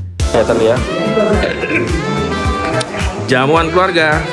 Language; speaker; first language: Indonesian; native; Indonesian